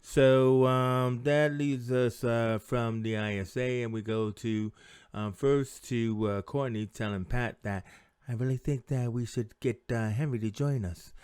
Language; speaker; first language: English; native; English